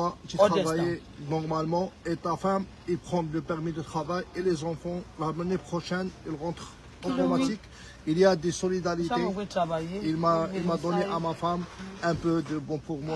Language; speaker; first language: French; non-native, learner; Arabic